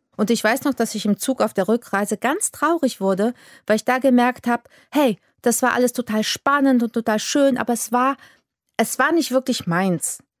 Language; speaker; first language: German; early bilingual, other home language; Polish